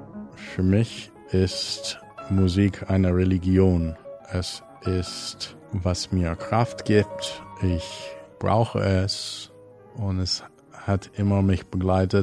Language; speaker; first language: German; non-native, fluent; English